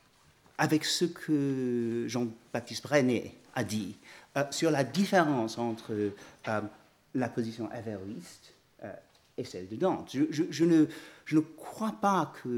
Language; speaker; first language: French; non-native, fluent; English